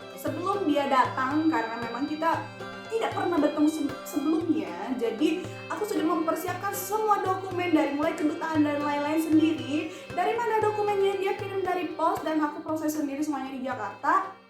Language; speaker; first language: Indonesian; non-native, local second language; Sundanese